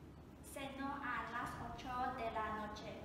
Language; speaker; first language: Spanish; non-native, learner; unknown